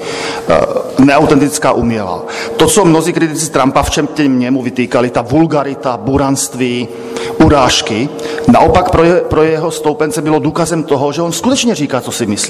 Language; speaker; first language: Czech; native; Czech